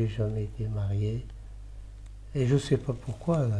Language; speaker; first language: French; early bilingual, other home language; Italian